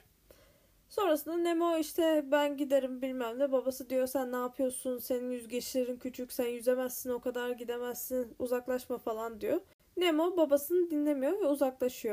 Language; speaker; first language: Turkish; native; Turkish